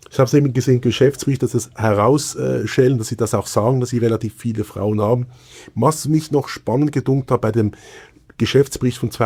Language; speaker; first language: German; native; German